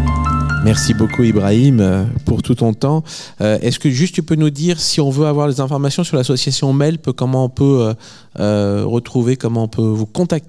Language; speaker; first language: French; native; French